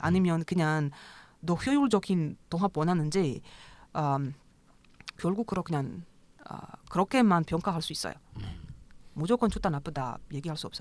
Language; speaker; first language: Korean; non-native, learner; Croatian